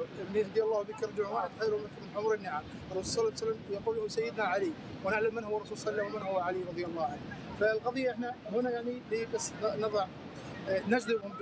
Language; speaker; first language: Arabic; native; Arabic